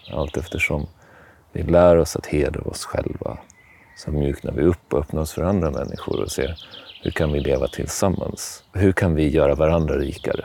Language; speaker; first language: Swedish; native; Swedish